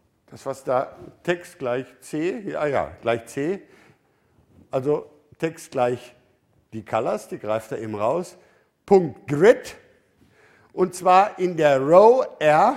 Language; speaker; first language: German; native; German